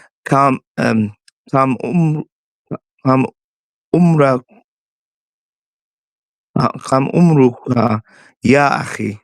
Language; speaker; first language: Arabic; non-native, learner; English